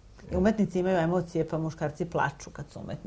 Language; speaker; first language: Serbian; native; Serbian